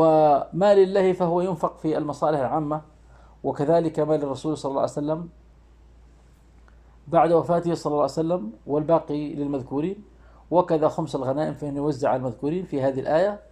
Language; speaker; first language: Arabic; native; Arabic